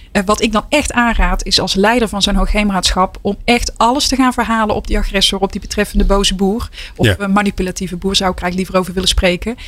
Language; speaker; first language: Dutch; native; Dutch